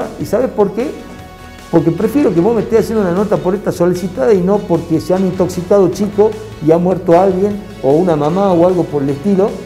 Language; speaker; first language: Spanish; native; Spanish